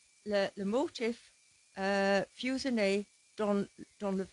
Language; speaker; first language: French; non-native, learner; English